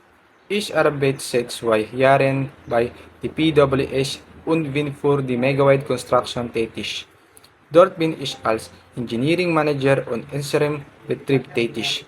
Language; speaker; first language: German; non-native, learner; Filipino